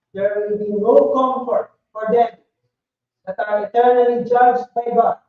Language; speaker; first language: English; non-native, local second language; Filipino